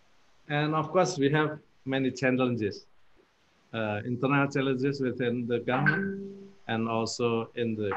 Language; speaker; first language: English; non-native, fluent; Indonesian